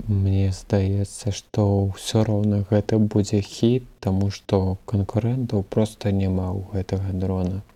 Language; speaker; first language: Belarusian; non-native, local second language; Russian